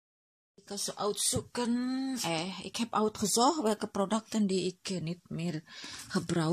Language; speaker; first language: Dutch; non-native, learner; Indonesian